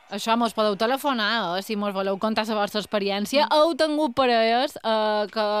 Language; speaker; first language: Catalan; native; Catalan